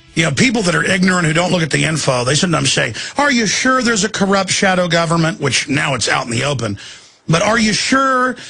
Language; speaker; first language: English; native; English